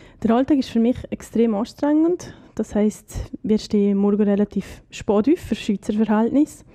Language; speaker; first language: German; native; German